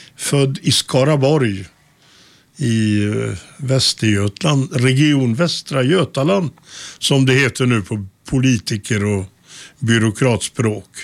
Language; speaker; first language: Swedish; native; Swedish